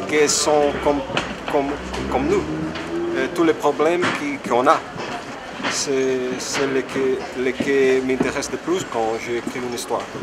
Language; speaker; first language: French; non-native, fluent; Portuguese